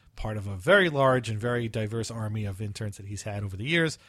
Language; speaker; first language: English; early bilingual, other home language; Italian